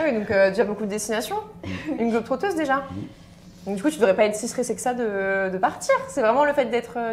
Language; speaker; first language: French; native; French